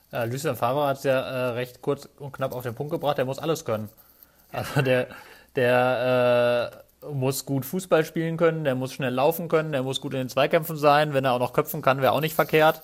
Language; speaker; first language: German; native; German